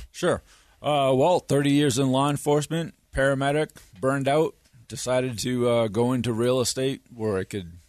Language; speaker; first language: English; native; English